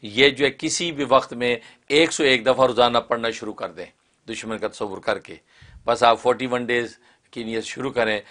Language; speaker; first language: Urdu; non-native, local second language; Kashmiri